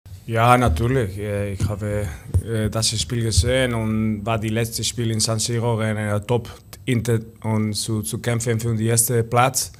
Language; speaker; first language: German; non-native, fluent; Spanish